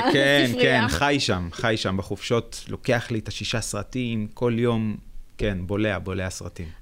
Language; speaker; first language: Hebrew; native; Hebrew